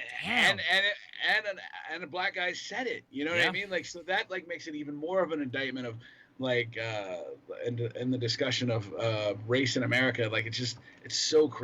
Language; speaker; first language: English; native; English